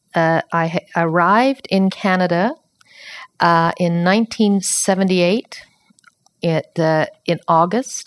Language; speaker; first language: English; native; English